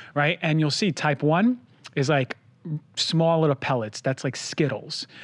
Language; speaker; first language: English; native; English